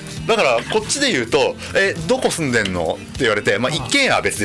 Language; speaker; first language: Japanese; native; Japanese